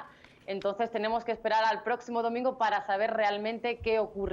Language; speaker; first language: Spanish; native; Spanish